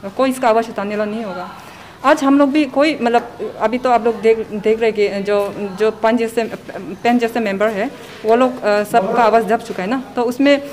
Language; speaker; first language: Hindi; non-native, local second language; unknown